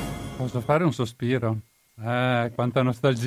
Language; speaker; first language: Italian; native; Italian